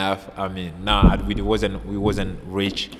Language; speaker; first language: English; non-native, fluent; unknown